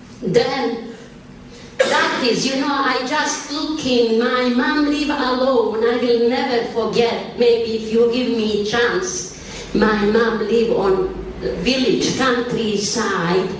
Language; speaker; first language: English; non-native, learner; Bosnian